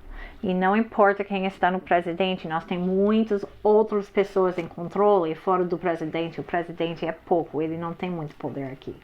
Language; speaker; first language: Portuguese; non-native, fluent; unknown